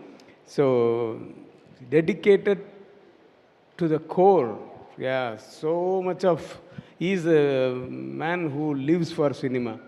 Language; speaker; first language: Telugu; non-native, learner; Tamil